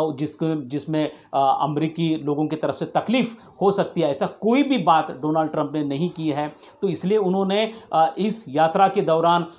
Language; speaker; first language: Hindi; non-native, local second language; Marathi